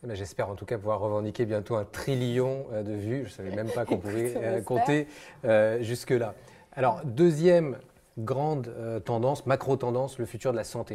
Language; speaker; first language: French; native; French